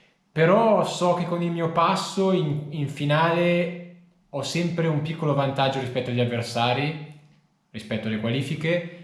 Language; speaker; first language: Italian; native; Italian